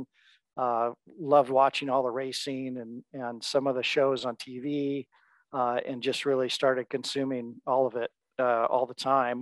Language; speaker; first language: English; native; English